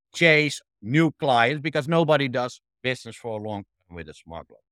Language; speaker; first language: English; non-native, fluent; Dutch